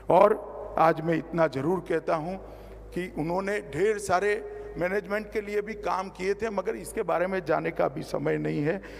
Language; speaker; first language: Hindi; non-native, local second language; Gujarati